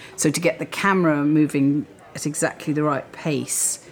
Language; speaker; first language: English; native; English